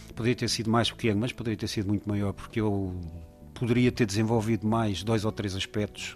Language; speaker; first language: Portuguese; native; Portuguese